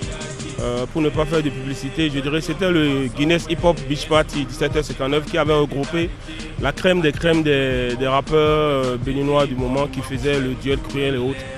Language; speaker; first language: French; native; French